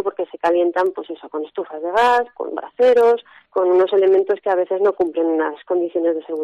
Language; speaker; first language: Spanish; native; Spanish